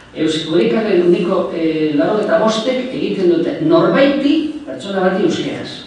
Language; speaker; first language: Basque; non-native, local second language; Spanish